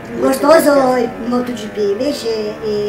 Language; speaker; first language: Portuguese; non-native, learner; Italian